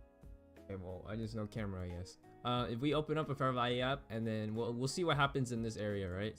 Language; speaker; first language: English; native; English